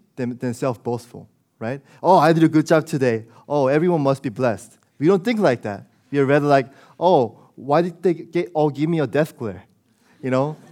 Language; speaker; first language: English; early bilingual, other home language; Korean